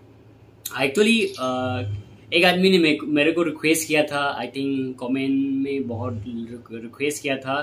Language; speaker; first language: Hindi; non-native, local second language; Kok Borok